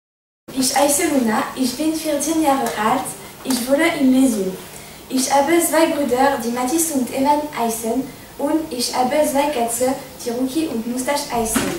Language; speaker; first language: German; non-native, learner; French